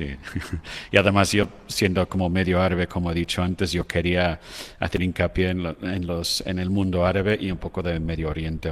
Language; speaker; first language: Spanish; non-native, fluent; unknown